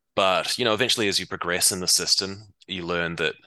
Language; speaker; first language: English; native; English